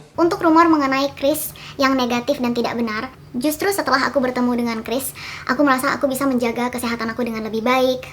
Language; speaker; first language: Indonesian; early bilingual, other home language; Korean